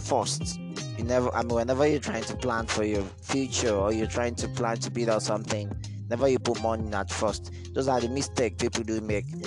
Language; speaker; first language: English; non-native, local second language; Yoruba